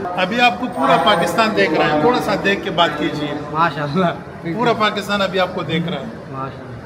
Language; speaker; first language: Urdu; non-native, local second language; Pashto